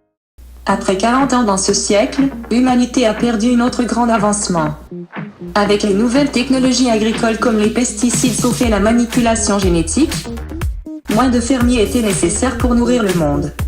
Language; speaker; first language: French; non-native, learner; English